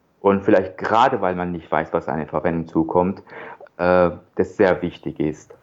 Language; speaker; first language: German; non-native, fluent; Persian